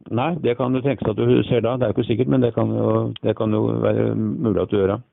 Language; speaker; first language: Norwegian; native; Norwegian